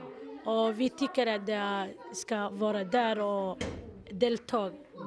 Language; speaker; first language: Swedish; non-native, learner; Somali